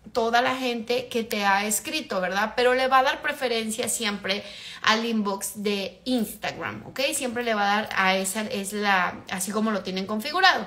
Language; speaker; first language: Spanish; native; Spanish